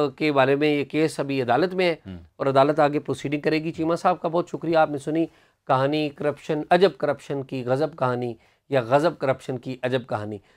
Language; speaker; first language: Urdu; non-native, local second language; Punjabi